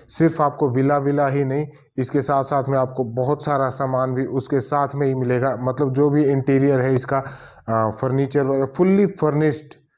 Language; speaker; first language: Hindi; native; Hindi